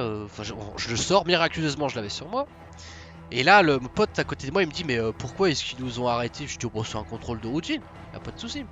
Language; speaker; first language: French; native; French